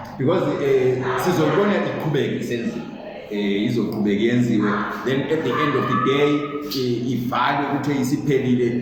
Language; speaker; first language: Zulu; native; Zulu